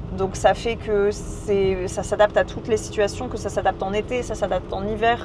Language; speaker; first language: French; native; French